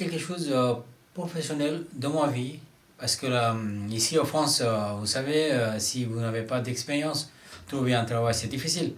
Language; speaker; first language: French; non-native, learner; Bangla